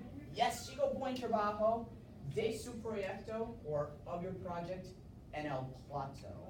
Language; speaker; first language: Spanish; non-native, learner; English